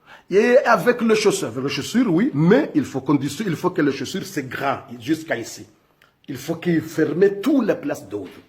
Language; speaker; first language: French; non-native, local second language; Comorian